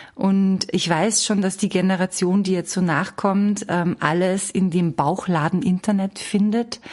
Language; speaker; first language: German; native; German